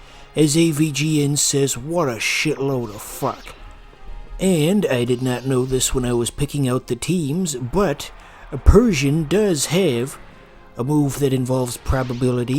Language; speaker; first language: English; native; English